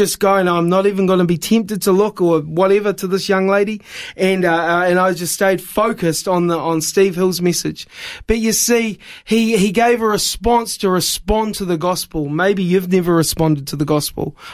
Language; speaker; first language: English; native; English